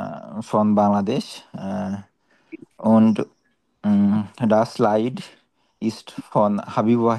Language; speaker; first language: German; non-native, learner; Bangla